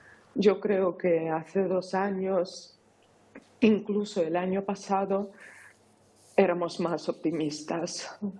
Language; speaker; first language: Spanish; non-native, fluent; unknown